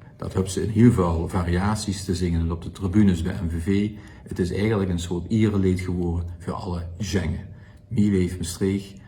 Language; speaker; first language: Dutch; native; Dutch